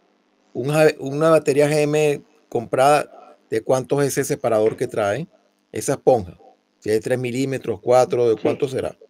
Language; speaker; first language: Spanish; native; Spanish